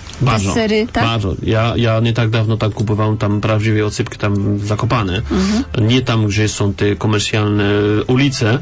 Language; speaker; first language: Polish; non-native, learner; French